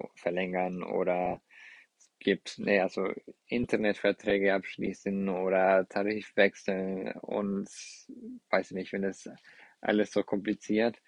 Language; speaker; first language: German; non-native, fluent; Spanish